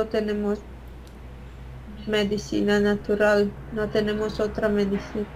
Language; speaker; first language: Spanish; non-native, fluent; Latvian